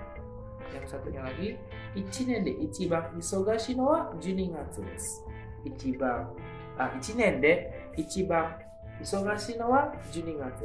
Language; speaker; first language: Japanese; non-native, fluent; Indonesian